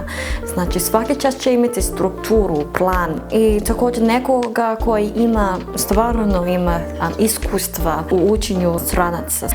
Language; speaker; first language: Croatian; non-native, learner; English